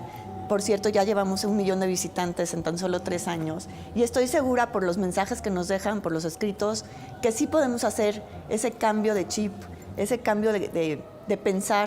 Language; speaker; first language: Spanish; native; Spanish